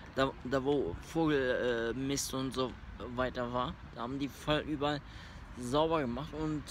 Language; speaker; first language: German; early bilingual, other home language; Turkish